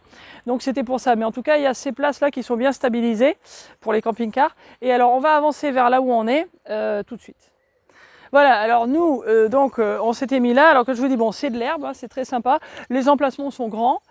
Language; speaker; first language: French; native; French